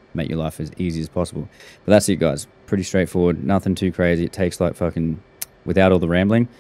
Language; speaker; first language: English; native; English